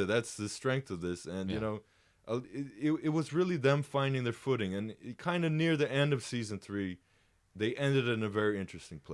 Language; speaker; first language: English; native; English